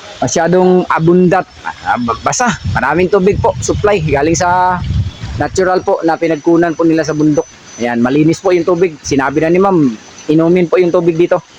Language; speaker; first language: Filipino; non-native, local second language; Cebuano